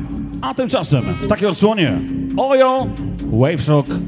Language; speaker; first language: Polish; native; Polish